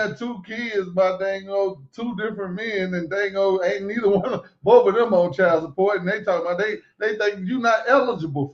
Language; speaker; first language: English; native; English